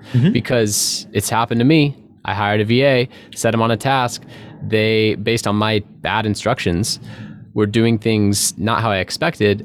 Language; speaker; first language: English; native; English